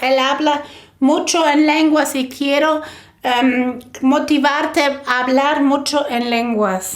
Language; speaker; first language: Spanish; non-native, fluent; German